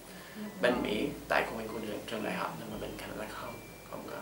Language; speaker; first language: Vietnamese; non-native, fluent; English